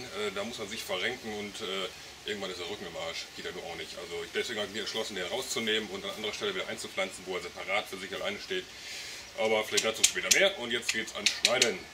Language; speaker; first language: German; native; German